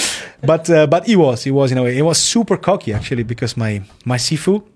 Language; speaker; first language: English; non-native, fluent; Italian